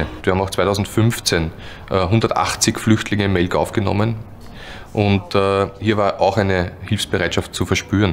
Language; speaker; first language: German; native; German